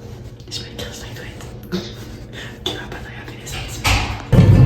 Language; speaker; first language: French; native; French